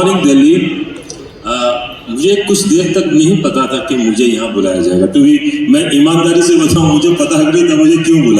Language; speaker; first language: Hindi; native; Hindi